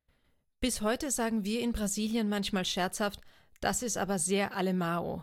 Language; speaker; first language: German; non-native, fluent; Portuguese